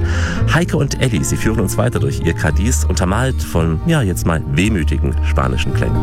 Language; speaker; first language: German; native; German